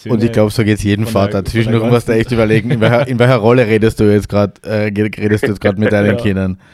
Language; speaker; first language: German; native; German